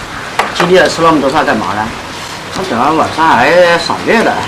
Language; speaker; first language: Chinese; native; Chinese